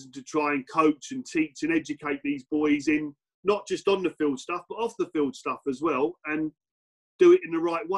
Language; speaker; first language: English; native; English